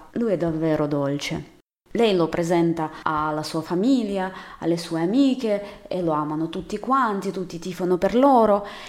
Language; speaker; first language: Italian; non-native, fluent; Russian